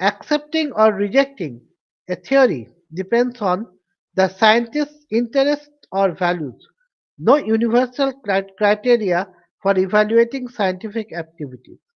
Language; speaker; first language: English; non-native, local second language; Bangla